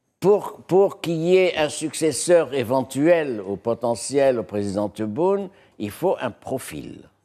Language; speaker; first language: French; non-native, local second language; Arabic